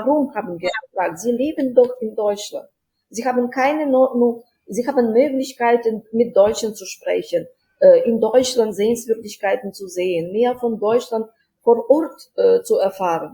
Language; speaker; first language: German; non-native, fluent; Ukrainian